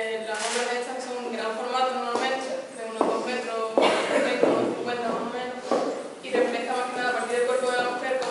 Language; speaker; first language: Spanish; native; Spanish